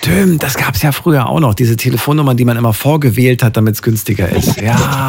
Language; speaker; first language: German; native; German